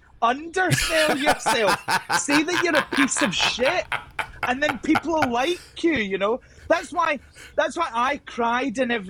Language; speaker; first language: English; native; English